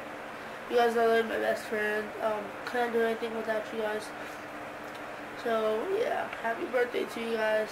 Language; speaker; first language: English; native; English